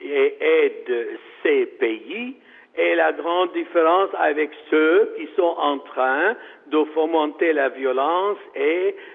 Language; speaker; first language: French; non-native, fluent; Arabic